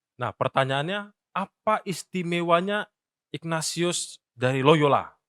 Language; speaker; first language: Indonesian; native; Indonesian